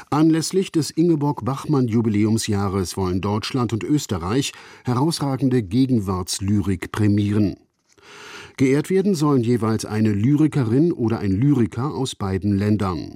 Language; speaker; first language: German; native; German